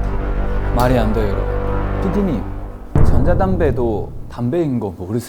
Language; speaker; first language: Korean; non-native, fluent; Chinese